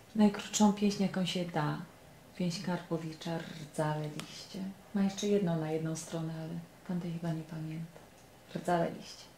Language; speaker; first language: Polish; native; Polish